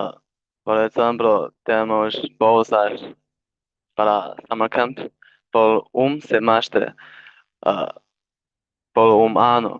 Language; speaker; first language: Portuguese; non-native, learner; Chinese